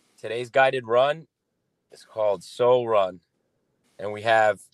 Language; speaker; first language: English; native; English